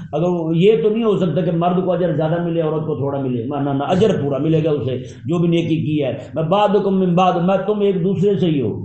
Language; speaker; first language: Urdu; non-native, local second language; Punjabi